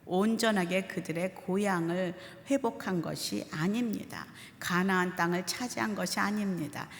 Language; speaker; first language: Korean; native; Korean